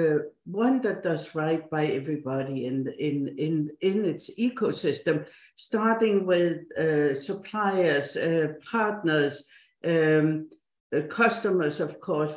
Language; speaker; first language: English; non-native, fluent; Danish